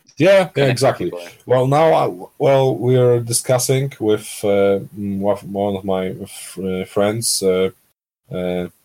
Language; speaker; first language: English; non-native, fluent; Polish